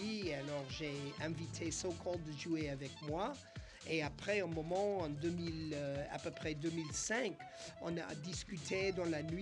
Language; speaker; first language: French; non-native, fluent; English